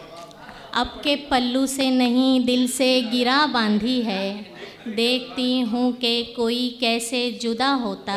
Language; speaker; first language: Hindi; native; Hindi